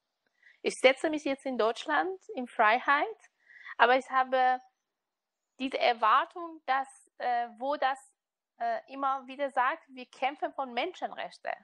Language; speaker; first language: German; non-native, learner; Persian